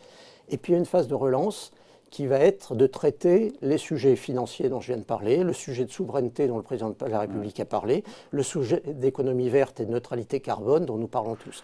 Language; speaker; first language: French; native; French